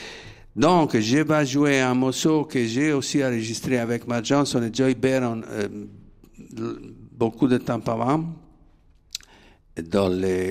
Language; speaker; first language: French; non-native, learner; Italian